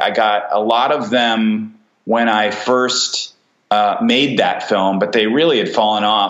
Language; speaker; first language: English; native; English